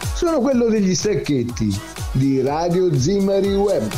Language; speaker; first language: Italian; native; Italian